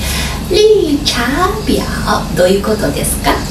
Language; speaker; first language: Japanese; non-native, fluent; Chinese